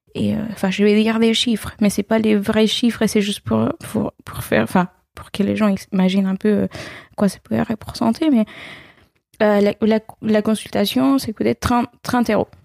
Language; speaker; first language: French; non-native, fluent; Spanish